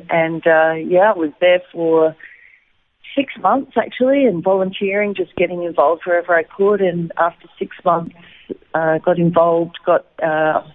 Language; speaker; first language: English; native; English